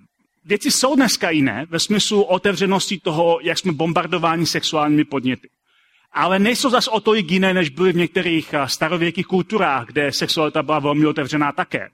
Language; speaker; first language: Czech; native; Czech